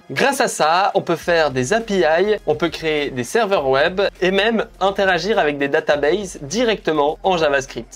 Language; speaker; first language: French; native; French